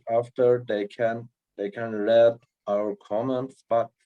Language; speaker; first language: English; non-native, learner; Turkish